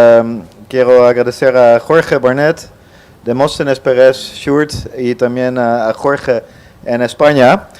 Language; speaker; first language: Spanish; non-native, fluent; Dutch